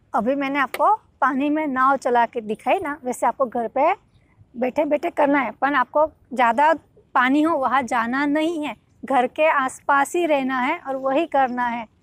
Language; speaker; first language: Hindi; non-native, local second language; Gujarati